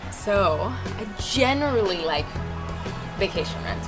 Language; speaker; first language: English; native; English